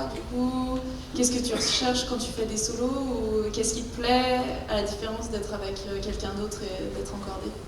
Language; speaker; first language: French; native; French